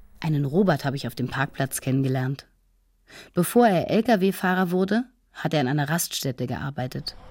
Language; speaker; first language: German; native; German